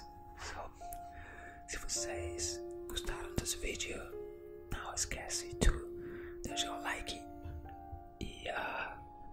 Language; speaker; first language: Portuguese; non-native, learner; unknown